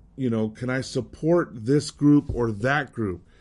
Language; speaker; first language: English; native; English